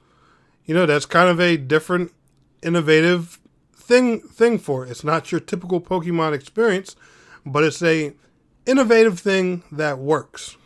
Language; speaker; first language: English; native; English